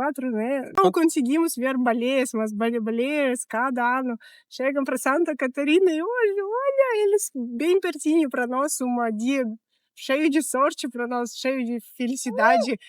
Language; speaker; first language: Portuguese; non-native, learner; Russian